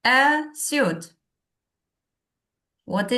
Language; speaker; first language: English; non-native, fluent; Kazakh